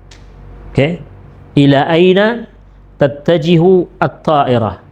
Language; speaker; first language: Arabic; non-native, fluent; Indonesian